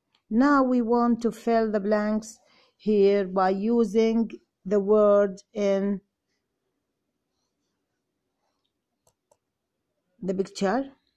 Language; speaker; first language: English; non-native, fluent; Arabic